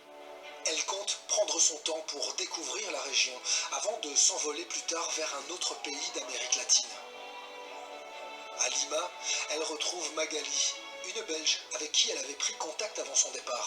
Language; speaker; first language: French; native; French